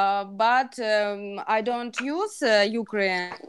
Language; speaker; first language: English; non-native, learner; Russian